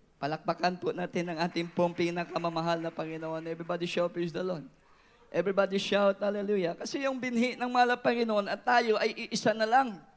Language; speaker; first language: Filipino; non-native, local second language; Cebuano